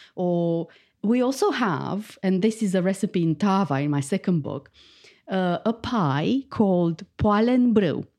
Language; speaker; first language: English; non-native, fluent; Romanian